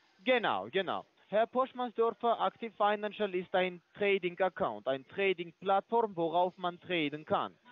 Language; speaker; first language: German; non-native, fluent; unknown